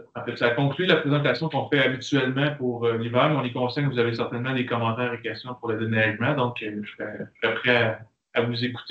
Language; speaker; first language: French; native; French